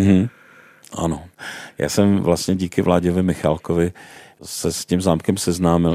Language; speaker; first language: Czech; native; Czech